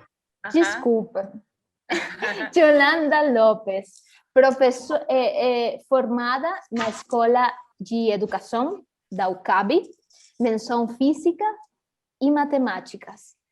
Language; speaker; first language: Portuguese; early bilingual, heritage; Portuguese